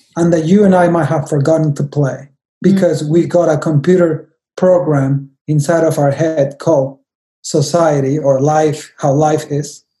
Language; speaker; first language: English; non-native, fluent; Spanish